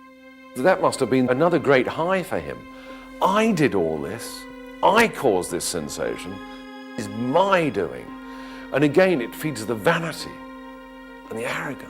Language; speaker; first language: English; native; English